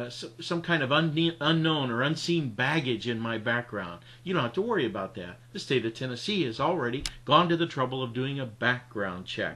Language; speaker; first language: English; native; English